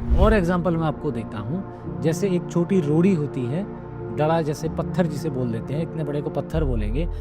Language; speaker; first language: Hindi; native; Hindi